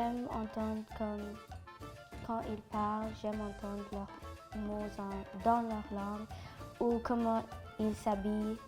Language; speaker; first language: French; non-native, fluent; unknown